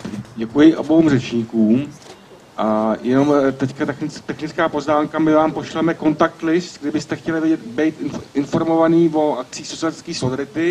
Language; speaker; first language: Czech; native; Czech